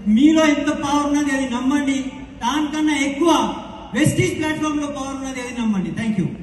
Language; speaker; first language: Telugu; non-native, local second language; Hindi